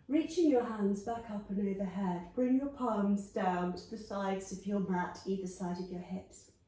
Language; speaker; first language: English; native; English